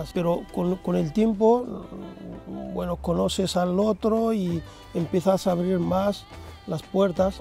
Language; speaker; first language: Spanish; non-native, fluent; Arabic